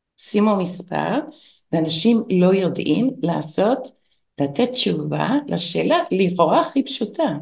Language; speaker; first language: Hebrew; non-native, fluent; English